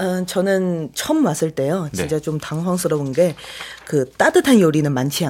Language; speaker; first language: Korean; non-native, fluent; Chinese